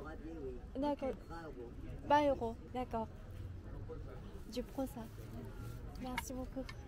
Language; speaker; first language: French; non-native, learner; Japanese